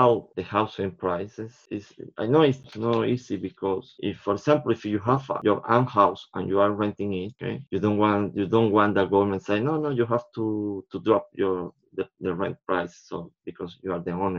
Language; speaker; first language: English; non-native, fluent; Spanish